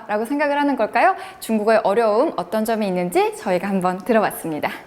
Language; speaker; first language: Korean; native; Korean